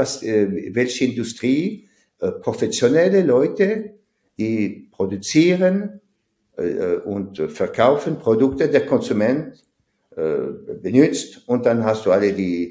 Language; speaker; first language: German; non-native, fluent; French